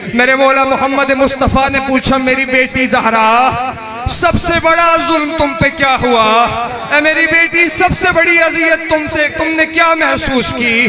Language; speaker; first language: Urdu; non-native, local second language; Punjabi